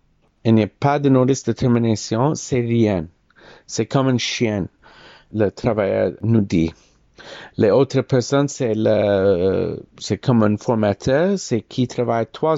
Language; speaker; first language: French; non-native, learner; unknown